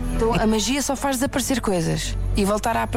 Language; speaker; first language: Portuguese; native; Portuguese